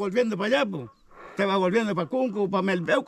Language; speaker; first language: Spanish; native; Spanish